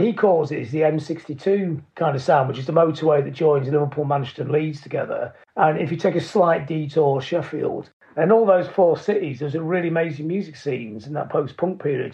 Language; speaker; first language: English; native; English